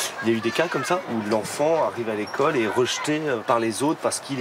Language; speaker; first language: French; native; French